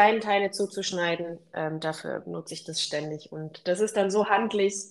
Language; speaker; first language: German; native; German